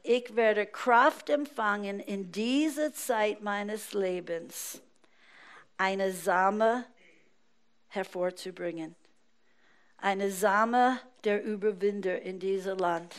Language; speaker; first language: German; non-native, fluent; English